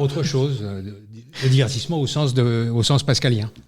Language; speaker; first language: French; native; French